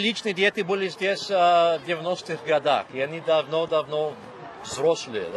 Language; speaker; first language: Russian; non-native, fluent; English